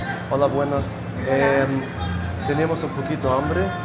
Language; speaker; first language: Spanish; non-native, learner; English